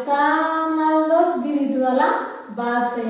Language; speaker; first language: Basque; non-native, local second language; Spanish